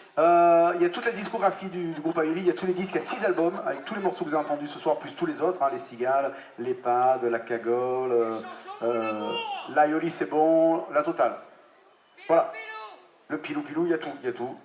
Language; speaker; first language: French; native; French